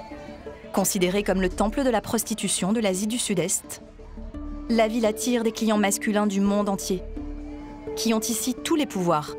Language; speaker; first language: French; native; French